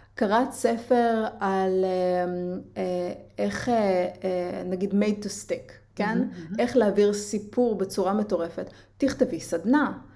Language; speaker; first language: Hebrew; native; Hebrew